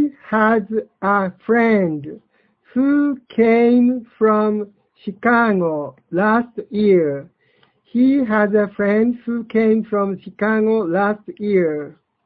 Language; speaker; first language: English; non-native, fluent; Japanese